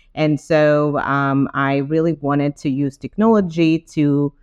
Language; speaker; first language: English; non-native, fluent; Ukrainian